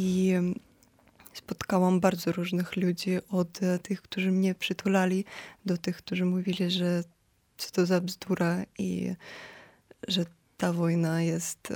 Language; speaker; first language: Polish; non-native, fluent; Ukrainian